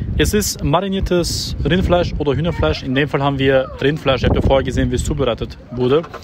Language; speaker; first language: German; early bilingual, other home language; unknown